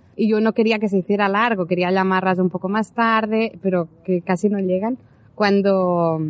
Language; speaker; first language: Spanish; native; Spanish